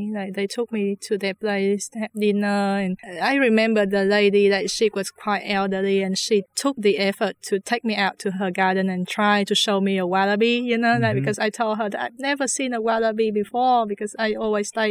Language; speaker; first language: English; non-native, fluent; Vietnamese